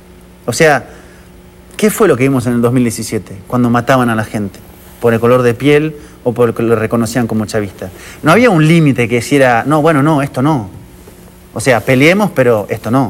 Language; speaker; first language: Spanish; native; Spanish